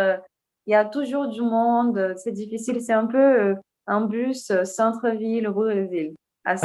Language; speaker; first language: French; non-native, fluent; Portuguese